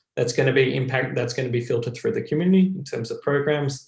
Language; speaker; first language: English; native; English